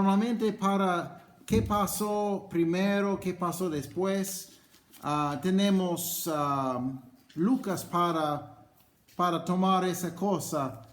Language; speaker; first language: Spanish; non-native, fluent; English